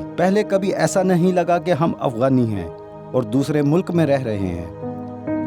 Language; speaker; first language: Urdu; native; Urdu